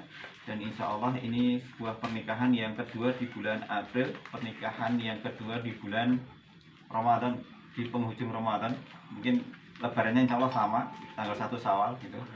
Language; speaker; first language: Indonesian; native; Indonesian